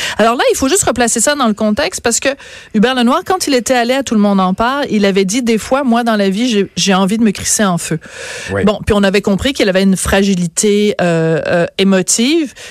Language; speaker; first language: French; native; French